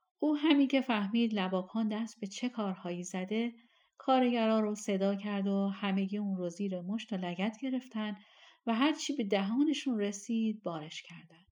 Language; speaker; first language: Persian; native; Persian